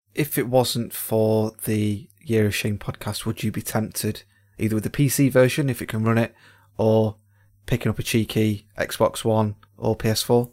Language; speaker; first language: English; native; English